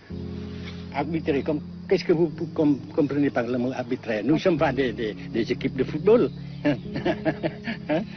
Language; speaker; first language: French; non-native, local second language; Vietnamese